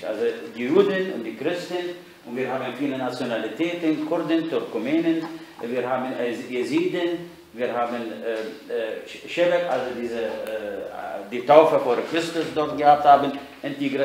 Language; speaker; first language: German; non-native, fluent; Arabic